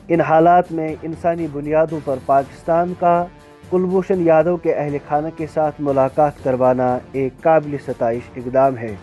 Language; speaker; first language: Urdu; non-native, local second language; Kashmiri